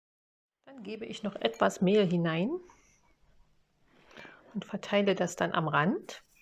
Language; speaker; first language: German; native; German